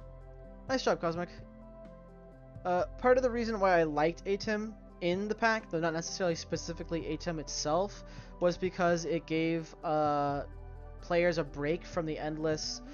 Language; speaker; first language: English; native; English